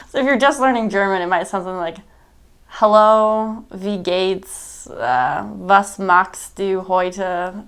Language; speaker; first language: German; non-native, fluent; English